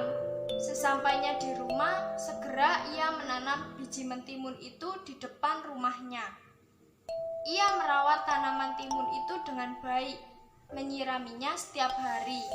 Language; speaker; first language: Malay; non-native, local second language; Javanese